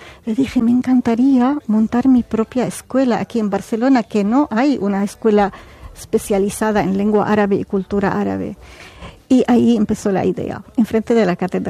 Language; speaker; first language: Spanish; non-native, fluent; Arabic